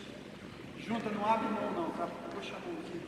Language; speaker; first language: Portuguese; native; Portuguese